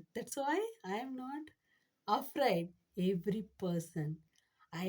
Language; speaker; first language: English; non-native, learner; Tamil